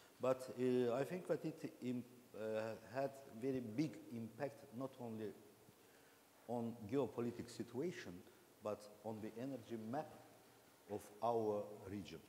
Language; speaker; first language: English; non-native, learner; Azerbaijani